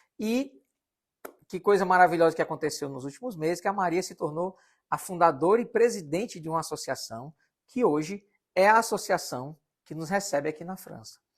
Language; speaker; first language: Portuguese; native; Portuguese